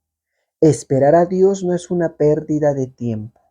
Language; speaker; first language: Spanish; native; Spanish